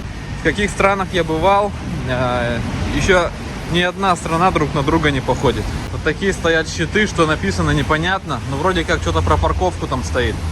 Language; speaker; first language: Russian; native; Russian